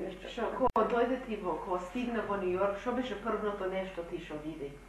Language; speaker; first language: Macedonian; early bilingual, heritage; Macedonian